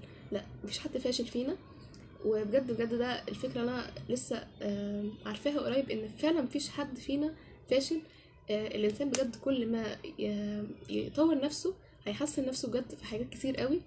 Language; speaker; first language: Arabic; native; Arabic